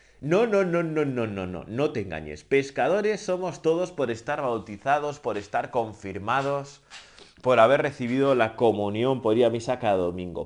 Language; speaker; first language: Spanish; native; Spanish